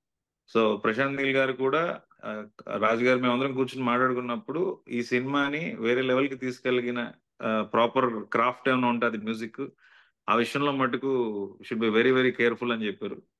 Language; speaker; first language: Telugu; native; Telugu